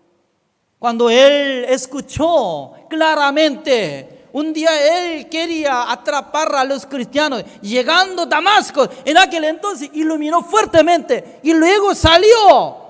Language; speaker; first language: Spanish; non-native, fluent; Korean